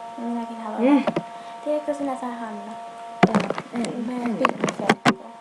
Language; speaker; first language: Finnish; early bilingual, heritage; Finnish